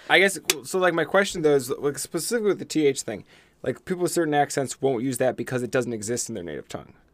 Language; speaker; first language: English; native; English